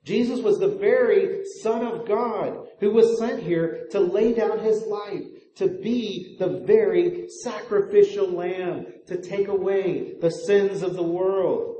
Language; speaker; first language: English; native; English